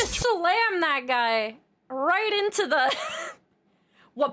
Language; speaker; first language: English; native; English